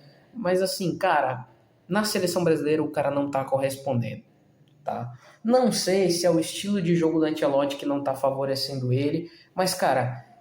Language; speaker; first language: Portuguese; native; Portuguese